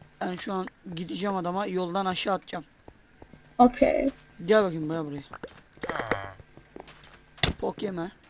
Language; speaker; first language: Turkish; native; Turkish